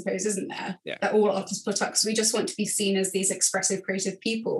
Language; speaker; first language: English; native; English